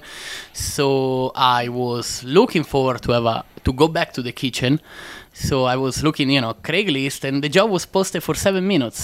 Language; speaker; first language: English; non-native, learner; Italian